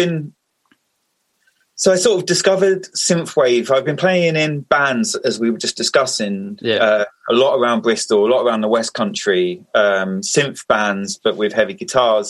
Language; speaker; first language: English; native; English